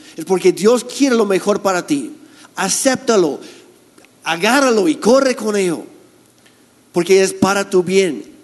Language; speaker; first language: Spanish; non-native, fluent; English